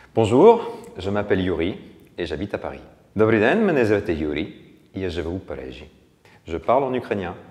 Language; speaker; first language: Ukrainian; early bilingual, heritage; Ukrainian